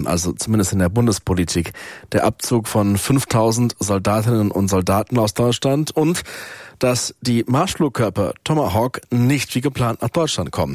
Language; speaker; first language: German; native; German